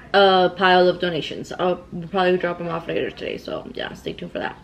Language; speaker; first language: English; early bilingual, other home language; Spanish